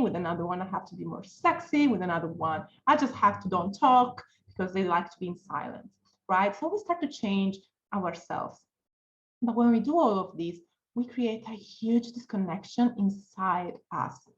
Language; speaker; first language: English; non-native, fluent; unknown